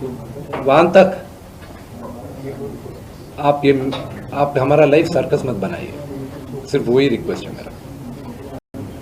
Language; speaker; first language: Hindi; non-native, local second language; Telugu